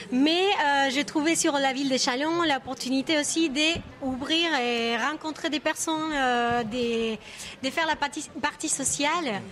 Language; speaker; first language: French; non-native, fluent; Spanish